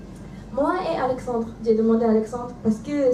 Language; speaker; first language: French; non-native, fluent; Japanese